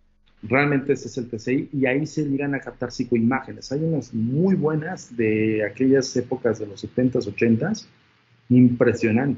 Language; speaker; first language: Spanish; native; Spanish